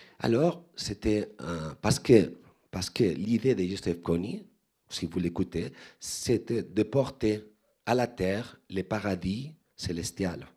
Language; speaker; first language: French; non-native, learner; Spanish